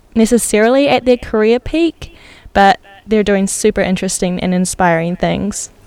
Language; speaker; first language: English; native; English